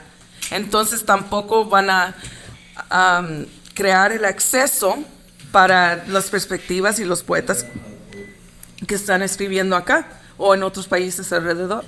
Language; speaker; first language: Spanish; early bilingual, heritage; Spanish